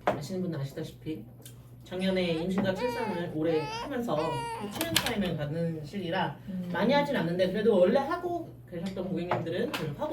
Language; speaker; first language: Korean; native; Korean